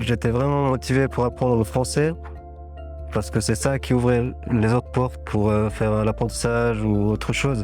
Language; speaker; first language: French; non-native, fluent; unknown